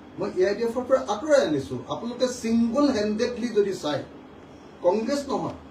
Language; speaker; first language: Assamese; native; Assamese